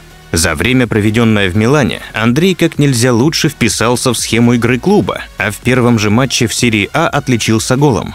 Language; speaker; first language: Russian; native; Russian